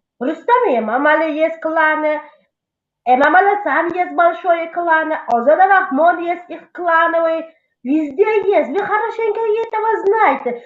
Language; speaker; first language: Russian; non-native, local second language; Tajik